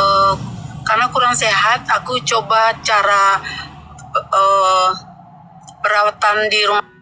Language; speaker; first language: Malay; non-native, local second language; Minangkabau